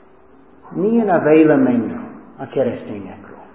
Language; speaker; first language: Hungarian; non-native, fluent; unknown